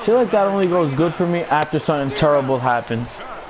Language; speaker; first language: English; early bilingual, other home language; Spanish